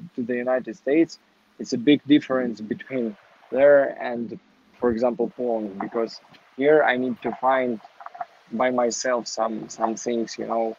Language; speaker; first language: English; non-native, learner; Ukrainian